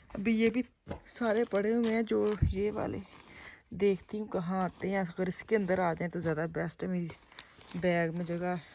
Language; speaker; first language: Urdu; non-native, local second language; Punjabi